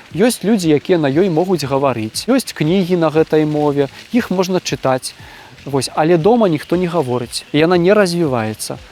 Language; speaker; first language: Belarusian; native; Belarusian